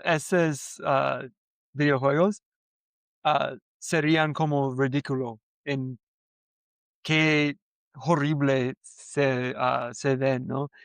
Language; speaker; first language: Spanish; non-native, learner; English